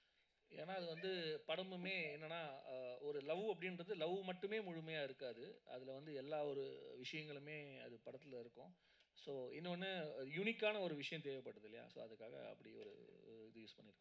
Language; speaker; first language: Tamil; native; Tamil